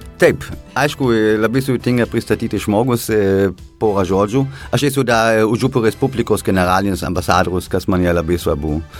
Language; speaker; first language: Lithuanian; non-native, fluent; German